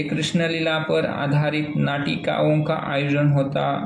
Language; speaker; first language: Hindi; non-native, local second language; Marathi